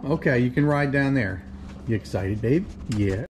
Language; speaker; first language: English; native; English